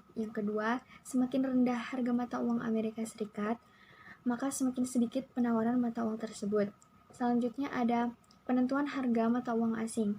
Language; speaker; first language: Indonesian; native; Indonesian